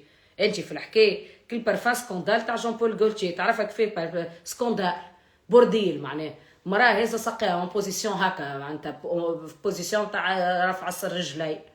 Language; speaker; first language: Arabic; native; Arabic